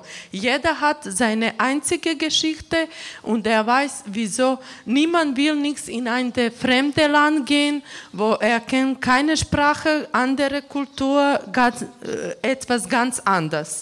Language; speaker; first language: German; non-native, learner; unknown